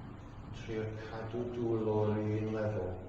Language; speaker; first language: Welsh; non-native, fluent; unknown